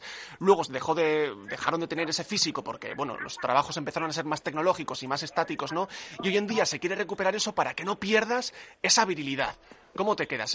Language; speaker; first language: Spanish; native; Spanish